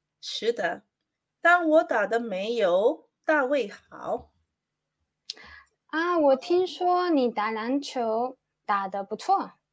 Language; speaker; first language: Chinese; non-native, learner; Spanish